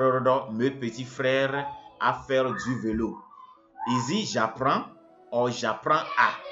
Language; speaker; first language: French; non-native, fluent; English